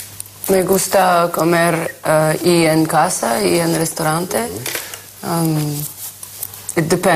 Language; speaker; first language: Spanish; non-native, learner; Russian